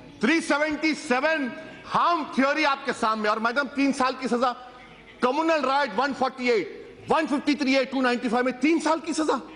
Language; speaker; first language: Urdu; native; Urdu